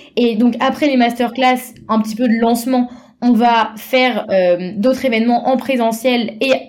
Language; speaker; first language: French; native; French